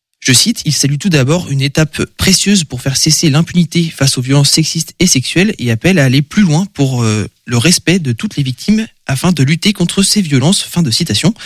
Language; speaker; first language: French; native; French